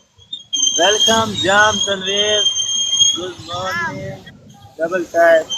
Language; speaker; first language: English; non-native, learner; Urdu